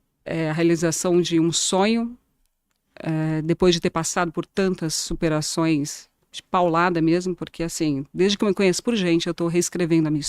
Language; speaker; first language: Portuguese; native; Portuguese